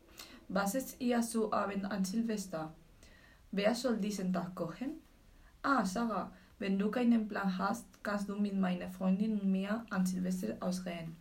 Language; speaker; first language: German; non-native, learner; Spanish